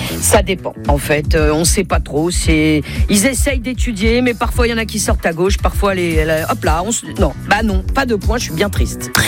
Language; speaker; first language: French; native; French